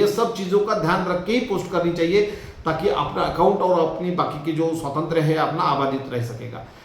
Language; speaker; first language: Hindi; non-native, local second language; Marathi